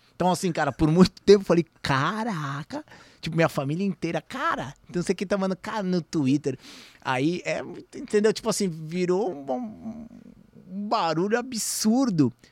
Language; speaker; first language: Portuguese; early bilingual, other home language; Spanish